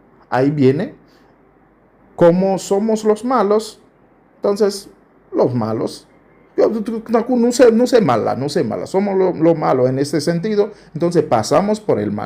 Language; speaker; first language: Spanish; non-native, fluent; Haitian Creole